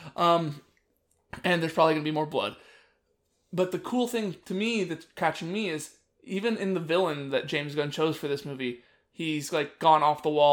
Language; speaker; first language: English; native; English